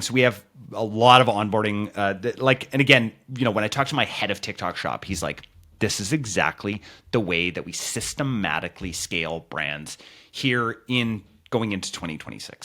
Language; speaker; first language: English; native; English